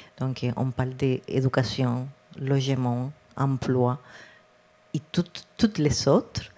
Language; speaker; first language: French; non-native, fluent; Spanish